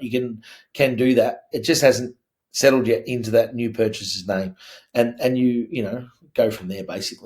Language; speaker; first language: English; native; English